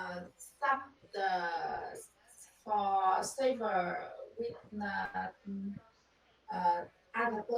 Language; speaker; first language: English; non-native, learner; Vietnamese